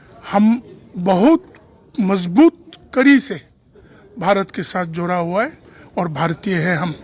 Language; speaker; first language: Hindi; non-native, local second language; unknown